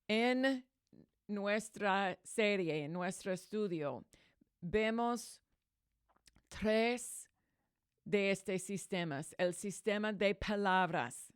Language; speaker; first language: Spanish; non-native, fluent; English